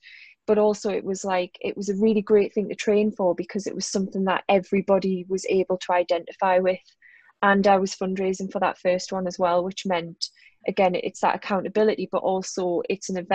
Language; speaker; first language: English; native; English